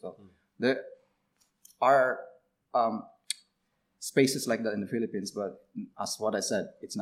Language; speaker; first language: English; non-native, local second language; Cebuano